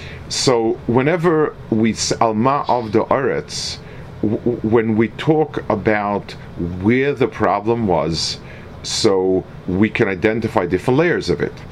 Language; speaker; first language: English; native; English